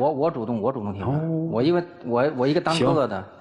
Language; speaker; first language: Chinese; native; Chinese